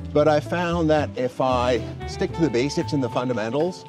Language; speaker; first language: English; native; English